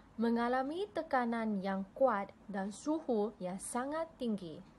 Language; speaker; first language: Malay; non-native, local second language; Chinese